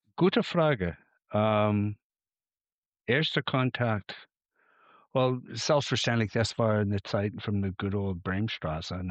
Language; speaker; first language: German; non-native, fluent; English